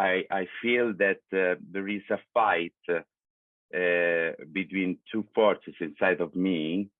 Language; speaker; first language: English; non-native, learner; Italian